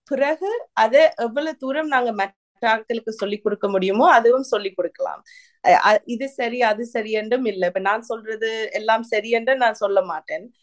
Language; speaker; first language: Tamil; early bilingual, heritage; Tamil